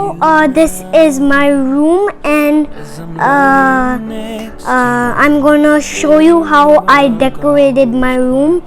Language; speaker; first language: English; early bilingual, other home language; Hindi